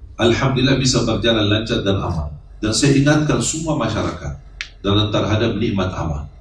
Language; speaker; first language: Indonesian; non-native, fluent; Arabic